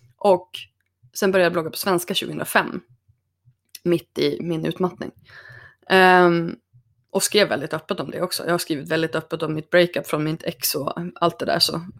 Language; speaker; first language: Swedish; native; Swedish